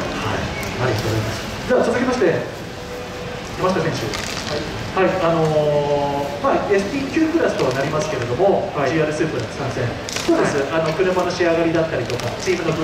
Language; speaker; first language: Japanese; native; Japanese